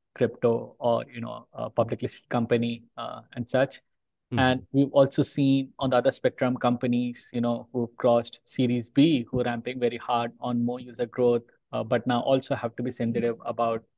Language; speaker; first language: English; non-native, local second language; Hindi